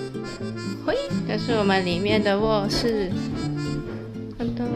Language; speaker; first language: Chinese; native; Chinese